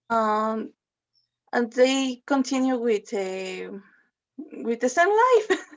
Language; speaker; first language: English; non-native, learner; Spanish